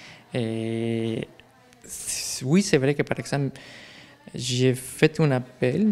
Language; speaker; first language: French; non-native, learner; Spanish